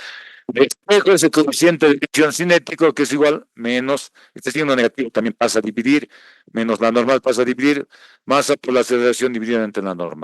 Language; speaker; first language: Spanish; native; Spanish